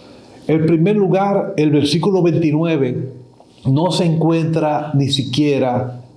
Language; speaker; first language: Spanish; native; Spanish